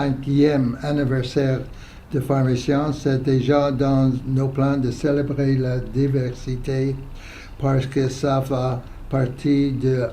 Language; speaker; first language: French; non-native, fluent; English